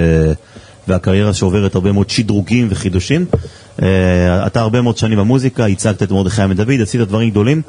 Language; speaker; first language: Hebrew; native; Hebrew